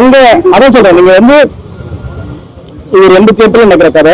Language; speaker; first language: Tamil; native; Tamil